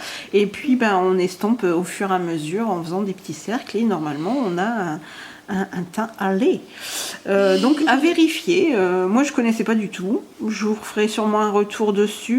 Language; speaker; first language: French; native; French